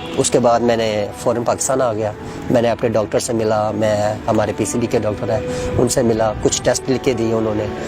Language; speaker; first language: Urdu; non-native, local second language; Punjabi